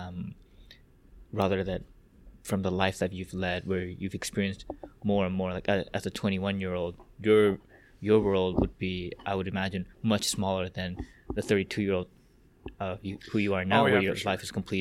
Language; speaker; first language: English; early bilingual, other home language; Korean